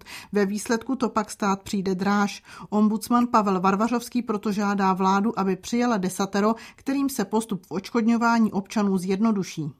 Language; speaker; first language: Czech; native; Czech